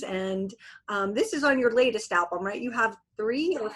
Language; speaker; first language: English; native; English